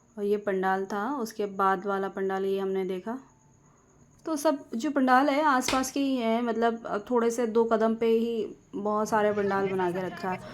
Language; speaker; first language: Hindi; non-native, local second language; Bangla